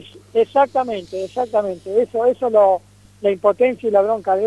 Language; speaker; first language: Spanish; native; Spanish